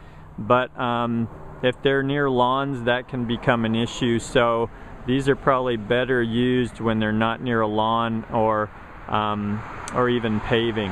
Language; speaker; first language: English; native; English